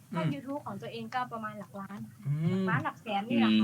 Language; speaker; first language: Thai; native; Thai